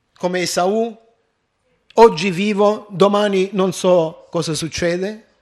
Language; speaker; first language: Italian; early bilingual, heritage; Italian